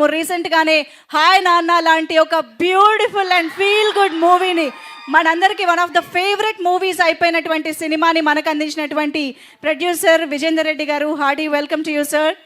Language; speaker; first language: Telugu; native; Telugu